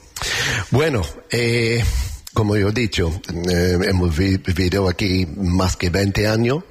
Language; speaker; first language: Spanish; non-native, learner; English